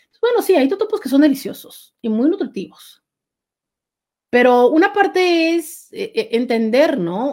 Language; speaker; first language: Spanish; native; Spanish